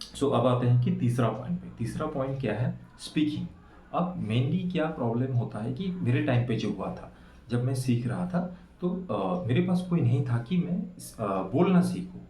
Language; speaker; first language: Hindi; non-native, local second language; Santali